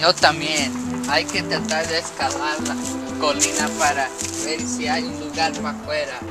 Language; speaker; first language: Spanish; non-native, learner; English